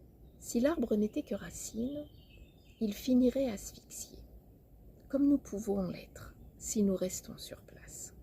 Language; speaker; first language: French; native; French